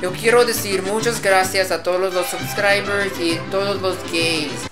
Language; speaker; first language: Spanish; non-native, learner; English